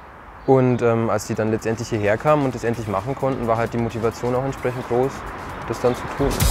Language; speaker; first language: German; native; German